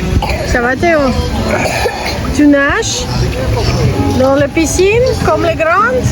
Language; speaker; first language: French; non-native, learner; Russian